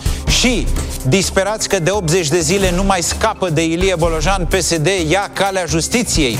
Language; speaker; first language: Romanian; native; Romanian